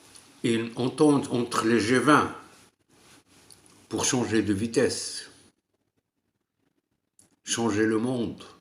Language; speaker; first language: French; non-native, local second language; Arabic